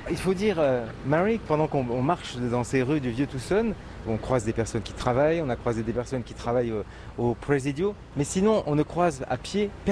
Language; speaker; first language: French; native; French